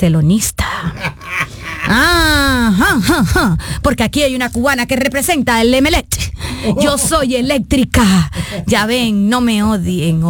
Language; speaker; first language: Spanish; native; Spanish